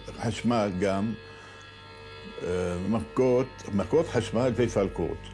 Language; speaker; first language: Hebrew; non-native, fluent; Arabic